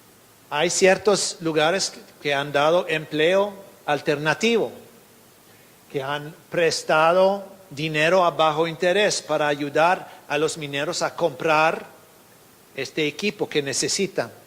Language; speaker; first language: Spanish; non-native, fluent; English